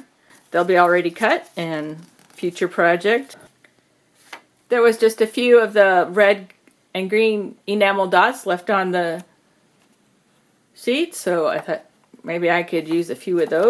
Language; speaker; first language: English; native; English